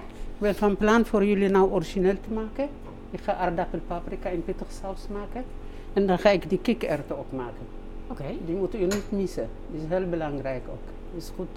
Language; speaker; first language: Dutch; non-native, learner; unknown